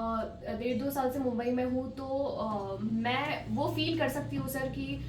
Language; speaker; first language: Hindi; native; Hindi